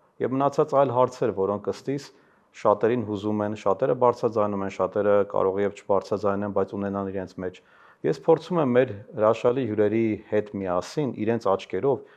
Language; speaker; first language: Armenian; native; Armenian